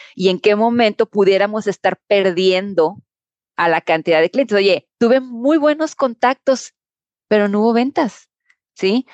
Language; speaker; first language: Spanish; native; Spanish